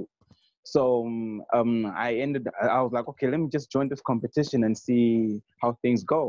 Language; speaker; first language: English; non-native, local second language; Nyanja